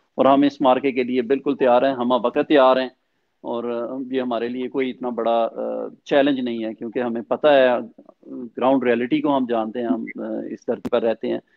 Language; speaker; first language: Urdu; non-native, local second language; Punjabi